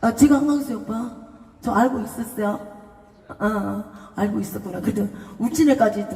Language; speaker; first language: Korean; native; Korean